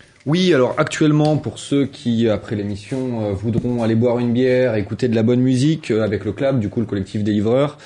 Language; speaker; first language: French; native; French